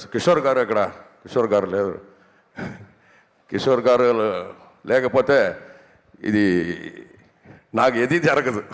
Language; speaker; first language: Telugu; non-native, learner; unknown